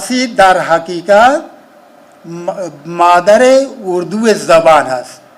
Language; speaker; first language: Persian; non-native, fluent; Urdu